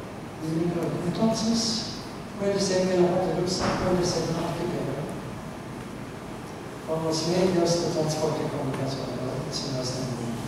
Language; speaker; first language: Spanish; non-native, fluent; Norwegian